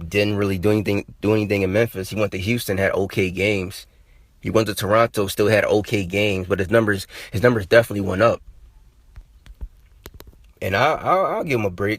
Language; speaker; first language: English; native; English